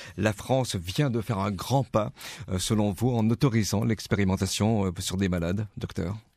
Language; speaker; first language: French; native; French